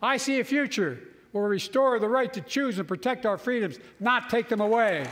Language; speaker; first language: English; native; English